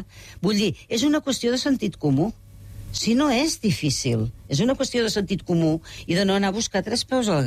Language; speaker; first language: Catalan; native; Catalan